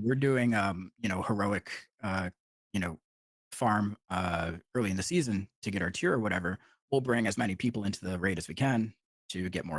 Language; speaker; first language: English; native; English